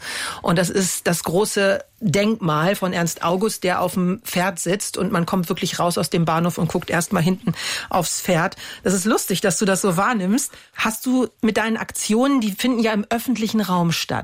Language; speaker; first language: German; native; German